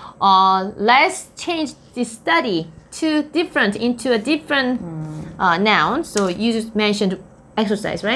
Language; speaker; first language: English; non-native, fluent; Korean